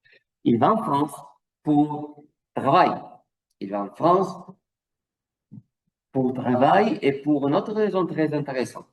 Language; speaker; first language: French; non-native, fluent; Italian